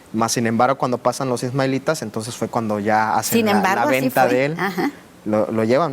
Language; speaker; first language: Spanish; native; Spanish